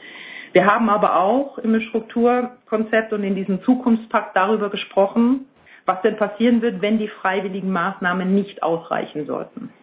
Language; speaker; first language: German; native; German